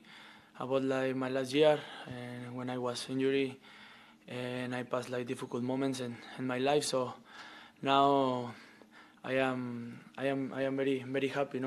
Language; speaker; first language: English; non-native, learner; Spanish